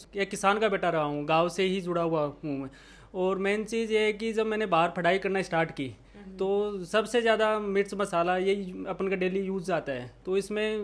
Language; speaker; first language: Hindi; native; Hindi